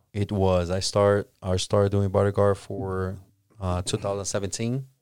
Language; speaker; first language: English; non-native, fluent; Portuguese